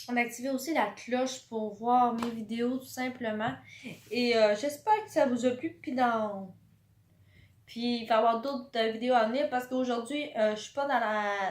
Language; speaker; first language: French; native; French